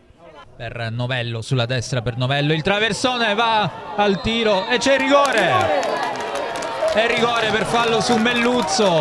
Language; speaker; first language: Italian; native; Italian